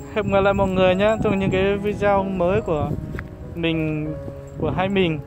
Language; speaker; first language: Vietnamese; non-native, local second language; Hmong